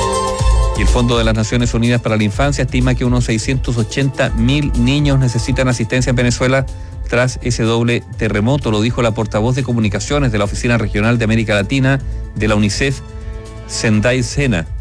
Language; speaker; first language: Spanish; native; Spanish